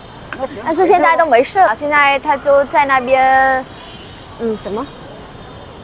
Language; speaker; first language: Chinese; non-native, fluent; Vietnamese